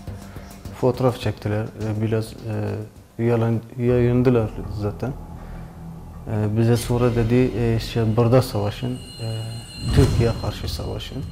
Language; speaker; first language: Turkish; non-native, learner; Kurdish